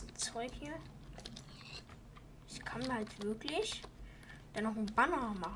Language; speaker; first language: German; native; German